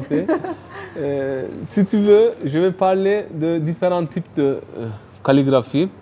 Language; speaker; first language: French; non-native, fluent; Turkish